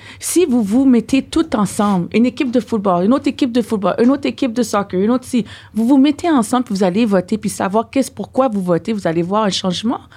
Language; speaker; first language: French; non-native, fluent; English